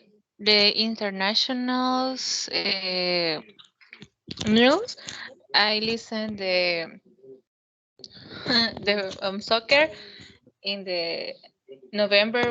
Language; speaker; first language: English; non-native, learner; Spanish